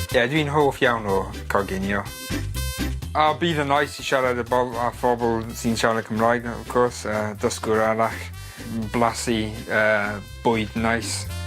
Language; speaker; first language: Welsh; non-native, local second language; English